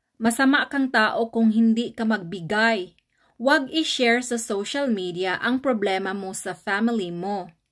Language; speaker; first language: Filipino; non-native, local second language; Cebuano